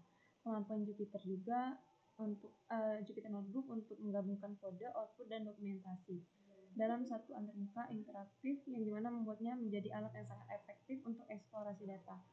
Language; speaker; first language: Indonesian; native; Indonesian